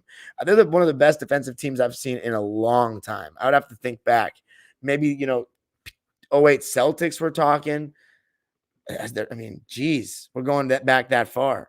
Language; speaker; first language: English; native; English